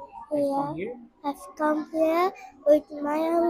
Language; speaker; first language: English; non-native, learner; Bangla